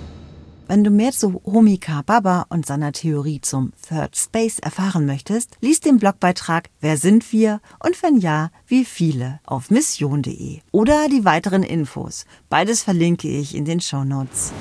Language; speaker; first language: German; native; German